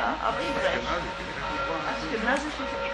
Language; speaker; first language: German; non-native, fluent; Hebrew